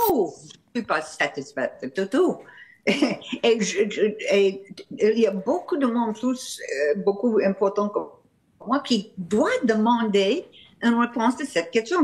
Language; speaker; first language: French; non-native, fluent; English